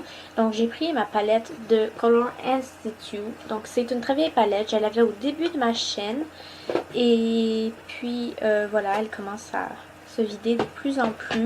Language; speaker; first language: French; native; French